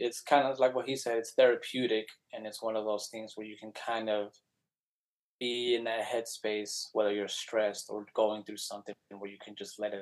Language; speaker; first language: English; native; English